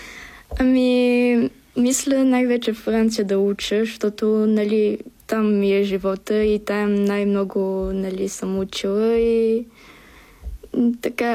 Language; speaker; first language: Bulgarian; early bilingual, heritage; Bulgarian